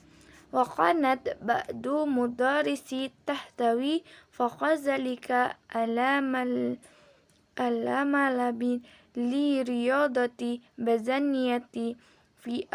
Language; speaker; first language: Arabic; non-native, learner; Indonesian